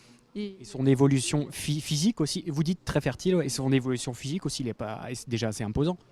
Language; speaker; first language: French; native; French